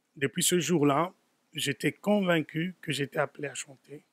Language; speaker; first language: French; non-native, local second language; Lingala